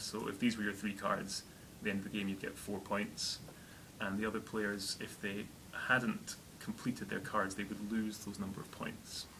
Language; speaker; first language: English; native; English